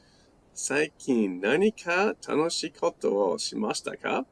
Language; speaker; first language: Japanese; non-native, learner; English